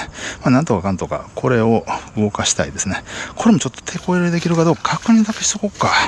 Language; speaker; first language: Japanese; native; Japanese